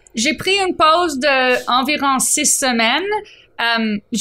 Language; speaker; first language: French; non-native, fluent; English